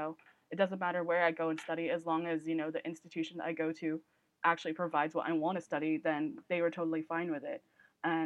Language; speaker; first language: English; non-native, local second language; Cantonese